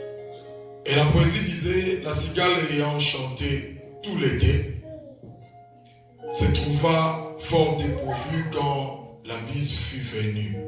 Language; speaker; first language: French; non-native, local second language; Lingala